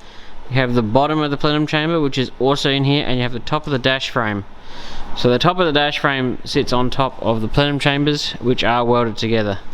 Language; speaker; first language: English; native; English